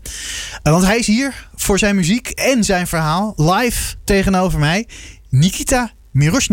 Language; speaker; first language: Dutch; native; Dutch